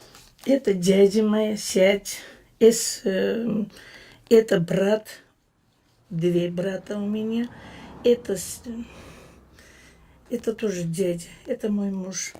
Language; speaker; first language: Russian; non-native, learner; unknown